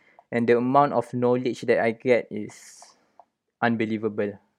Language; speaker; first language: English; non-native, local second language; Malay